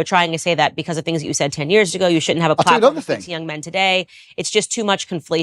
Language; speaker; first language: English; native; English